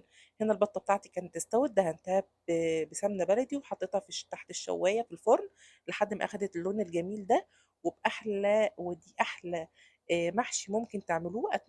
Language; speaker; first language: Arabic; native; Arabic